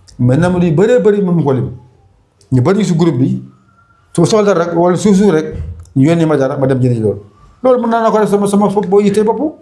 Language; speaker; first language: Wolof; non-native, local second language; Fula